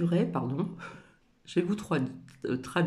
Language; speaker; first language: French; native; French